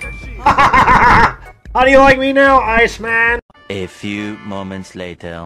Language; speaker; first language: English; native; English